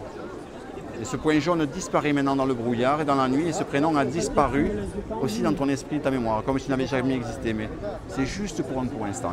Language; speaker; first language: French; native; French